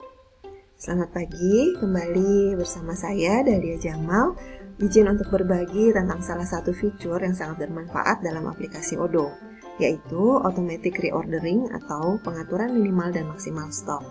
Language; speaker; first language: Indonesian; native; Indonesian